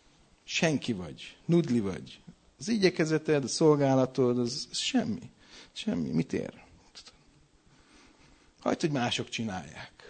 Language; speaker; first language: Hungarian; native; Hungarian